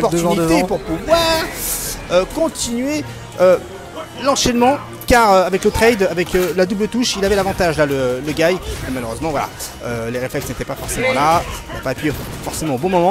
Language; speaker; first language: French; native; French